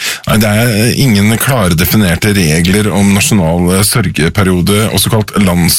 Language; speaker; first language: Norwegian; native; Norwegian